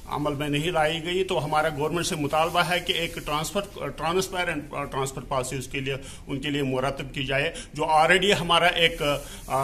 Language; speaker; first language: Urdu; non-native, local second language; Kashmiri